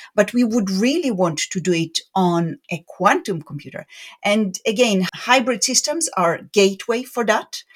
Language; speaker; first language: English; non-native, fluent; Hebrew